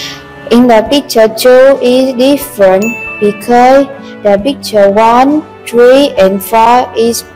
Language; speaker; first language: English; non-native, learner; Vietnamese